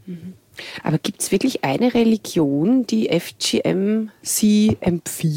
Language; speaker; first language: German; native; German